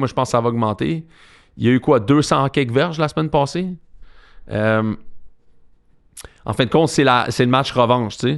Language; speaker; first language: French; native; French